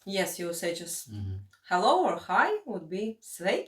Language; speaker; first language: English; non-native, fluent; Latvian